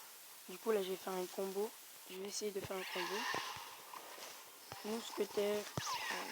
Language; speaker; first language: French; native; French